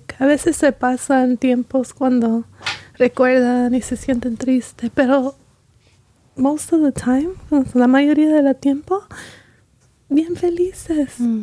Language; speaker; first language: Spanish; early bilingual, heritage; Spanish